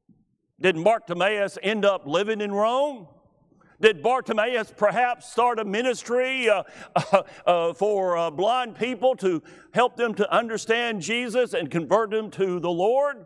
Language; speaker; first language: English; native; English